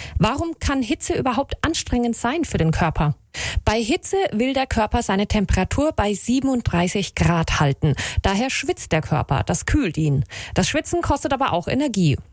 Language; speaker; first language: German; native; German